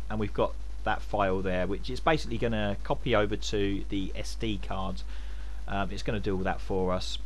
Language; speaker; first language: English; native; English